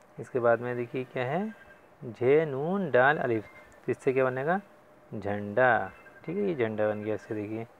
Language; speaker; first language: Hindi; native; Hindi